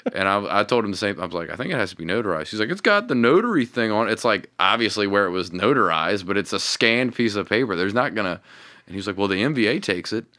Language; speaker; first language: English; native; English